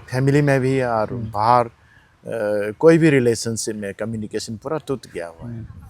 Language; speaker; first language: Hindi; non-native, local second language; Manipuri